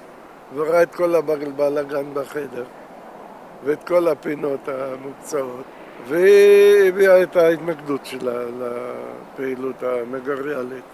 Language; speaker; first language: Hebrew; non-native, fluent; Russian